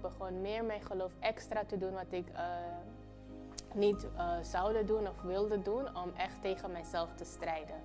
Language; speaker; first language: Dutch; non-native, fluent; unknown